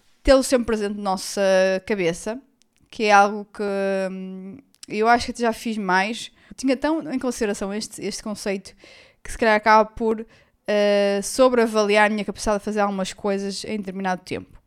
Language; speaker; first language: Portuguese; native; Portuguese